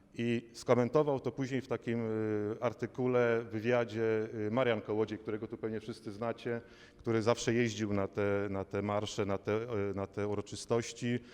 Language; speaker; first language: Polish; native; Polish